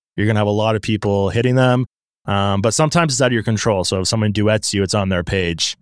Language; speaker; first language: English; native; English